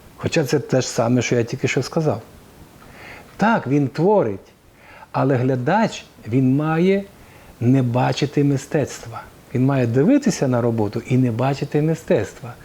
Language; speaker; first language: Ukrainian; native; Ukrainian